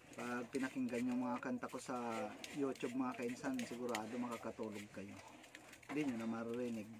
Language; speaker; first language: Filipino; non-native, local second language; Bikol